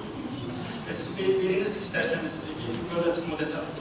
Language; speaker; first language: Turkish; native; Turkish